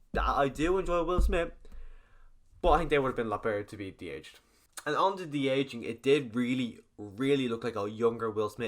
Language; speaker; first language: English; native; English